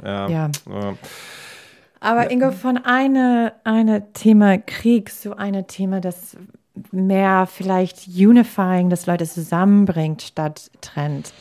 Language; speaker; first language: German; non-native, fluent; English